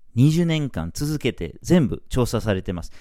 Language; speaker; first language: Japanese; non-native, fluent; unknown